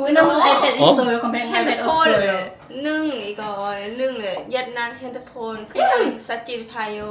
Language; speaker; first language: Korean; non-native, learner; Lao